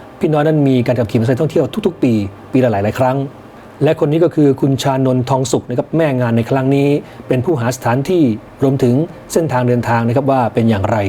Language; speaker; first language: Thai; native; Thai